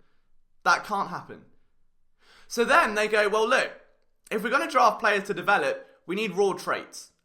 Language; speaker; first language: English; native; English